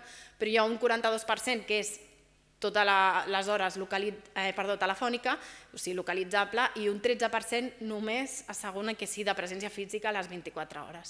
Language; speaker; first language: Catalan; native; Catalan